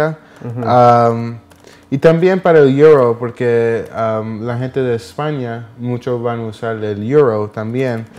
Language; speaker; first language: Spanish; early bilingual, heritage; Spanish